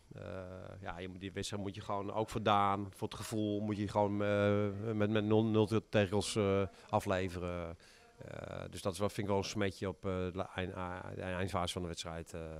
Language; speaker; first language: Dutch; native; Dutch